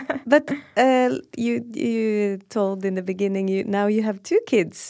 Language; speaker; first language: English; non-native, fluent; Norwegian